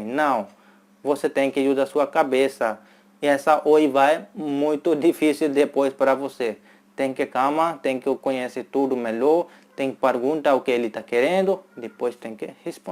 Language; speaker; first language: Portuguese; non-native, fluent; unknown